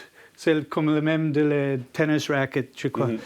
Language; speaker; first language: French; non-native, learner; English